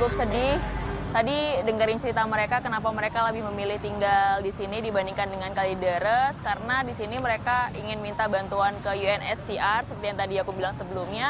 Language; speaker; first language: Indonesian; native; Indonesian